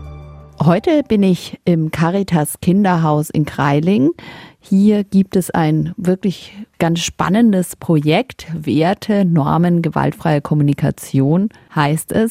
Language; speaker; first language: German; native; German